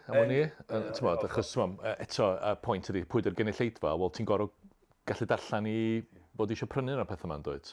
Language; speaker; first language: Welsh; native; Welsh